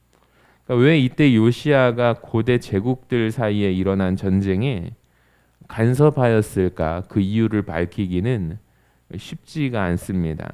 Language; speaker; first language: Korean; native; Korean